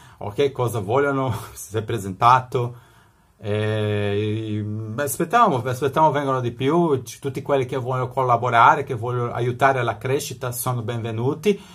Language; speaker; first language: Italian; non-native, fluent; Spanish